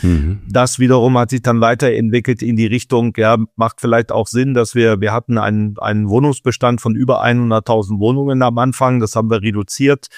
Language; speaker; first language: German; native; German